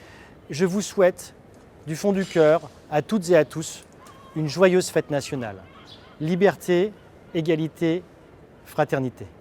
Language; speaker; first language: French; native; French